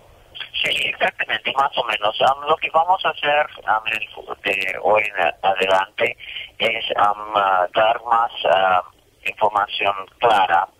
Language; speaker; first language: Spanish; non-native, fluent; English